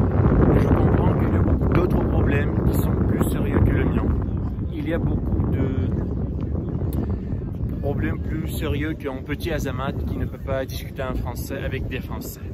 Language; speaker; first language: French; non-native, fluent; Russian